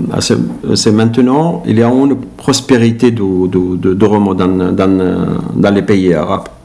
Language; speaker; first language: French; non-native, learner; Arabic